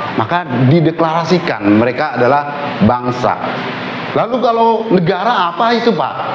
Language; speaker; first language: Indonesian; native; Indonesian